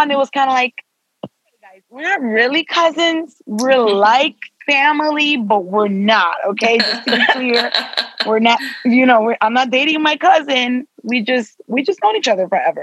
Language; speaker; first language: English; native; English